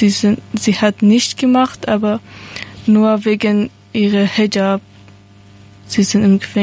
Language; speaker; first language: German; non-native, learner; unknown